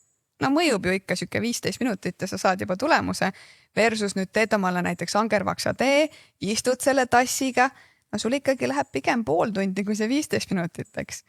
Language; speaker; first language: Estonian; native; Estonian